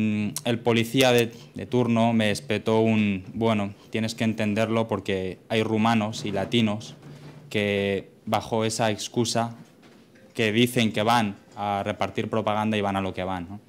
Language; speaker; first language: Spanish; native; Spanish